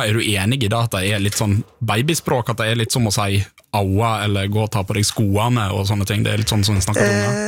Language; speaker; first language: Norwegian; native; Norwegian